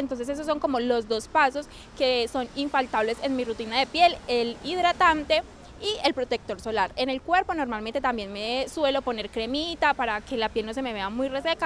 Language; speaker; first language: Spanish; native; Spanish